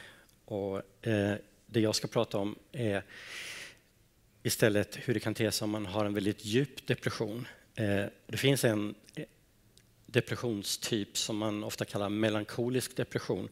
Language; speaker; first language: Swedish; native; Swedish